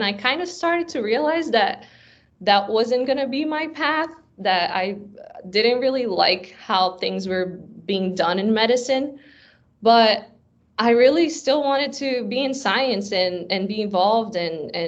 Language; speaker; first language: English; early bilingual, other home language; Portuguese